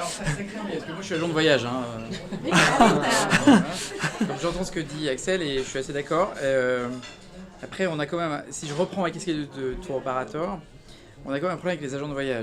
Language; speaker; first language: French; native; French